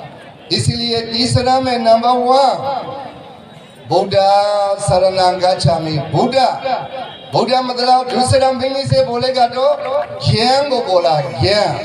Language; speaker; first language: Hindi; non-native, learner; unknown